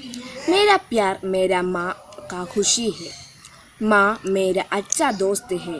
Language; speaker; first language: Hindi; non-native, local second language; Malayalam